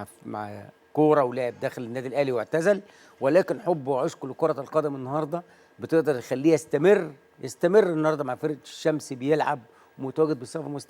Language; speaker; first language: Arabic; native; Arabic